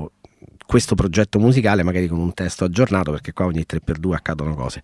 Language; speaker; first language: Italian; native; Italian